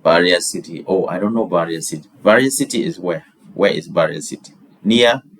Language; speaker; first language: English; non-native, fluent; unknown